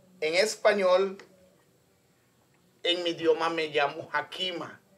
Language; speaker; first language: Spanish; non-native, local second language; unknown